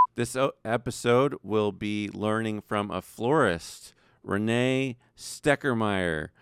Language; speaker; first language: English; native; English